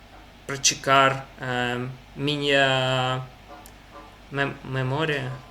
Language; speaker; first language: Portuguese; non-native, learner; Russian